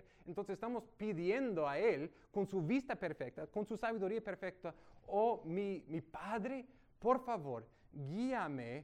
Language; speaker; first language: Spanish; non-native, fluent; English